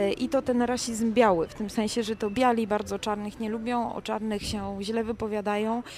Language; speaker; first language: Polish; native; Polish